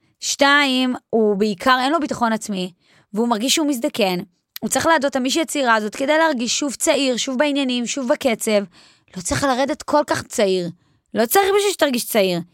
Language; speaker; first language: Hebrew; native; Hebrew